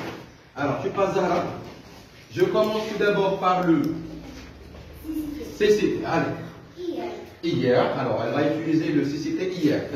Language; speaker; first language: French; non-native, local second language; Arabic